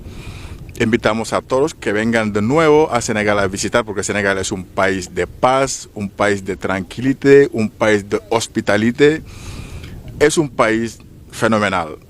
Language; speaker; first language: Spanish; non-native, fluent; Wolof